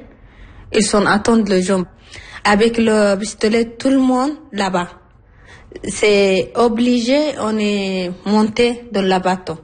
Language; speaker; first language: French; non-native, learner; Arabic